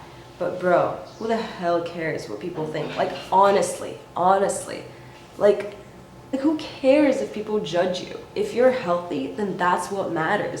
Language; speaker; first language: English; native; English